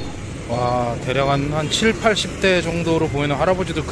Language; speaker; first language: Korean; native; Korean